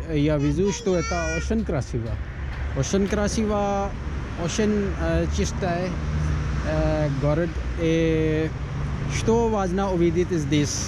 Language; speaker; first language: Russian; non-native, learner; Urdu